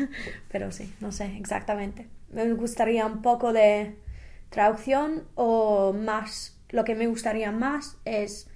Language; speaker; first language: Spanish; non-native, fluent; English